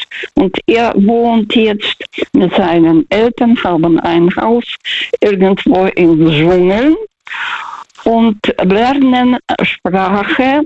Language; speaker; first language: German; non-native, fluent; Russian